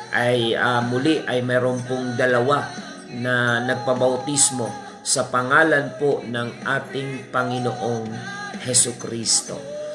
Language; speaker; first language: Filipino; non-native, local second language; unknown